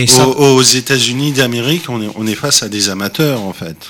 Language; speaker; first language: French; native; French